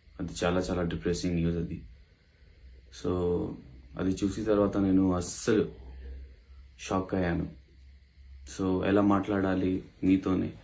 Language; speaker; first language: Telugu; non-native, local second language; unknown